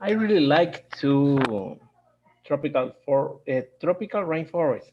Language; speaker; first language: English; non-native, learner; Spanish